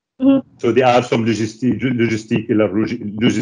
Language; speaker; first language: Swedish; non-native, fluent; Arabic